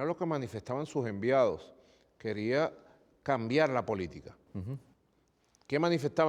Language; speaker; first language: Spanish; native; Spanish